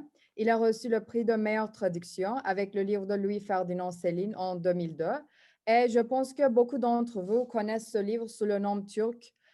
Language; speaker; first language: French; non-native, fluent; Turkish